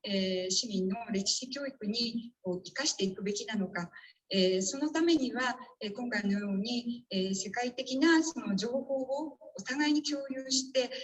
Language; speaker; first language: Japanese; native; Japanese